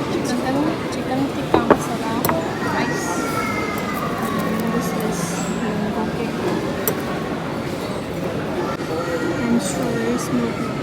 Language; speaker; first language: English; non-native, local second language; Manipuri